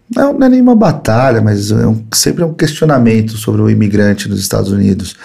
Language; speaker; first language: Portuguese; early bilingual, other home language; Spanish